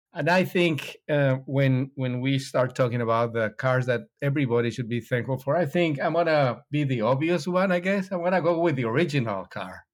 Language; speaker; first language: English; non-native, fluent; Spanish